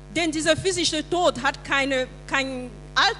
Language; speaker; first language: German; non-native, learner; French